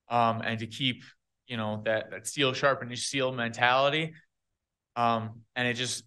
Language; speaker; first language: English; native; English